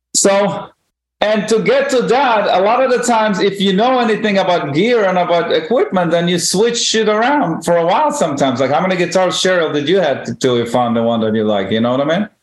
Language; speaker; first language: English; non-native, fluent; Hebrew